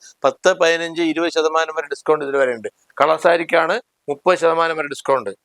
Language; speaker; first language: Malayalam; native; Malayalam